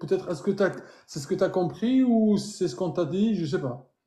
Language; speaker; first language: French; native; French